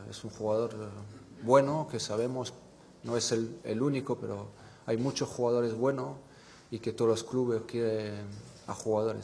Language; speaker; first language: Spanish; non-native, fluent; French